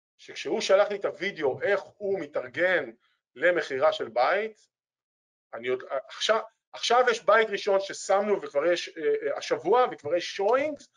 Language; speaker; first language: Hebrew; native; Hebrew